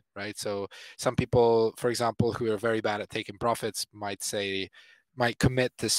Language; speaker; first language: English; non-native, fluent; Italian